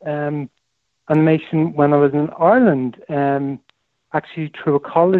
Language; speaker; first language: English; native; English